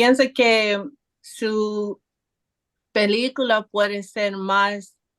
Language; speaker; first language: Spanish; non-native, learner; English